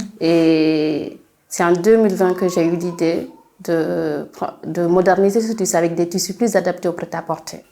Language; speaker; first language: French; non-native, local second language; Fula